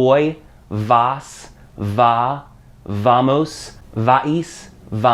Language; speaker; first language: Spanish; non-native, fluent; English